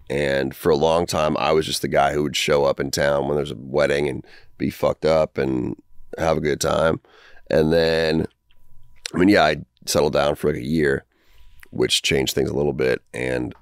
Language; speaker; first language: English; native; English